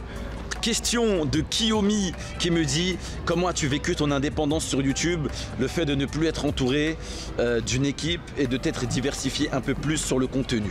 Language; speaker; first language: French; native; French